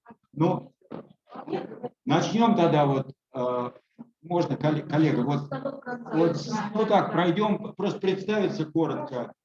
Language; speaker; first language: Russian; native; Russian